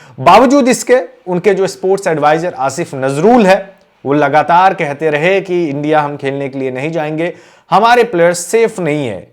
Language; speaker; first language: Hindi; native; Hindi